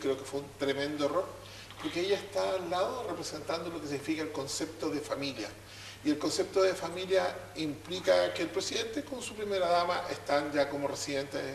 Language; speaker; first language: Spanish; native; Spanish